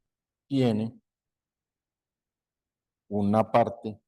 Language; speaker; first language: Spanish; native; Spanish